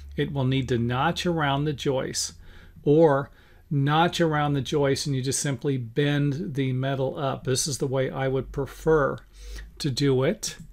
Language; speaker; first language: English; native; English